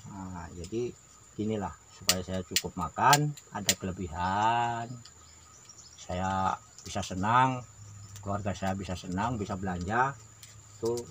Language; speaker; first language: Indonesian; non-native, local second language; Javanese